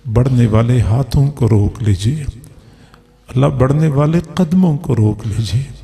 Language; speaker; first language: Urdu; non-native, local second language; Punjabi